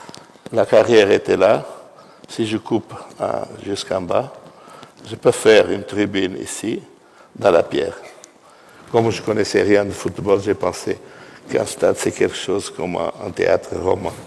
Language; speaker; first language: French; non-native, fluent; Portuguese